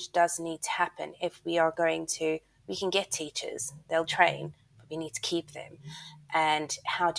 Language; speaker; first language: English; native; English